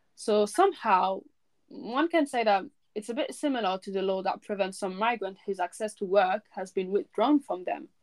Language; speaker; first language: English; early bilingual, other home language; French